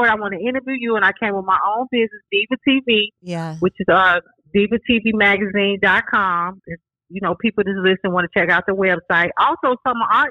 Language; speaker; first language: English; native; English